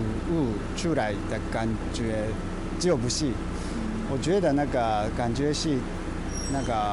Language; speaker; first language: Chinese; non-native, fluent; Japanese